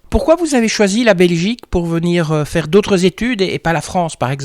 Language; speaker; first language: French; native; French